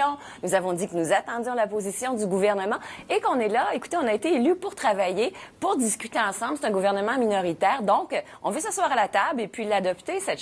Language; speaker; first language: French; native; French